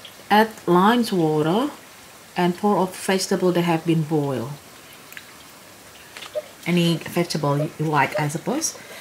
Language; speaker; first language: English; non-native, fluent; Indonesian